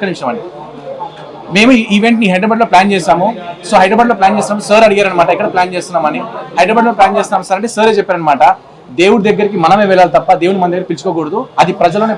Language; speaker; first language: Telugu; native; Telugu